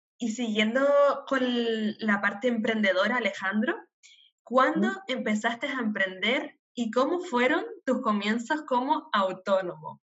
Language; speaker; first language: Spanish; native; Spanish